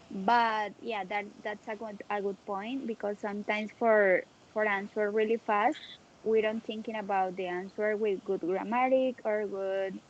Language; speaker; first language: English; non-native, learner; Spanish